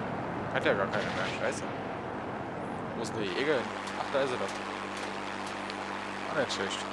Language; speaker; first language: German; native; German